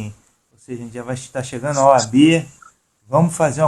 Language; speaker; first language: Portuguese; native; Portuguese